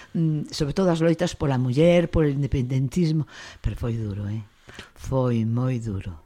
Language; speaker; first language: Galician; non-native, local second language; Spanish